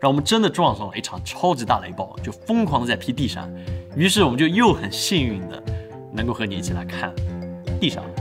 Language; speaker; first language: Chinese; native; Chinese